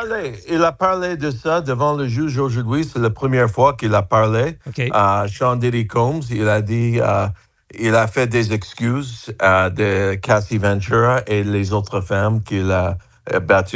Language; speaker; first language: French; non-native, fluent; English